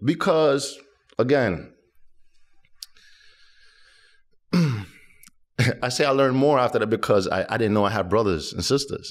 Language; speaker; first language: English; early bilingual, other home language; Spanish